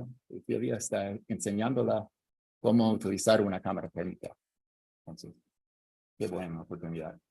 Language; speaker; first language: Spanish; non-native, fluent; English